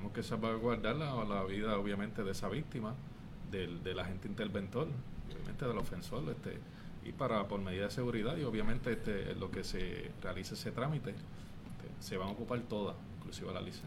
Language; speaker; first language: Spanish; native; Spanish